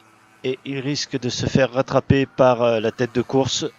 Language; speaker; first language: French; native; French